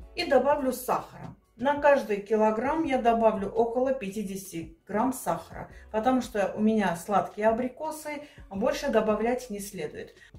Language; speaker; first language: Russian; non-native, local second language; Armenian